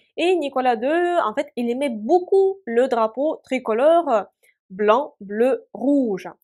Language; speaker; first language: French; non-native, fluent; Russian